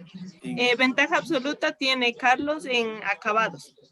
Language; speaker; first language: Spanish; native; Spanish